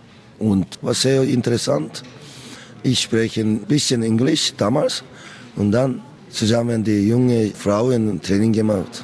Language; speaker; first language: German; non-native, learner; Korean